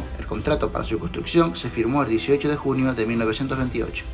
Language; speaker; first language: Spanish; native; Spanish